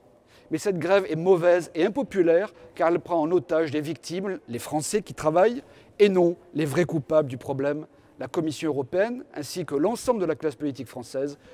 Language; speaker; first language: French; native; French